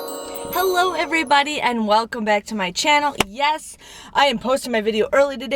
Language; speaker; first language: English; native; English